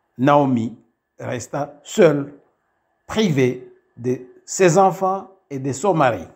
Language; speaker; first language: French; non-native, local second language; Kinyarwanda